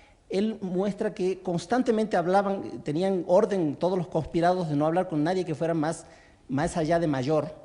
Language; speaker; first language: Spanish; native; Spanish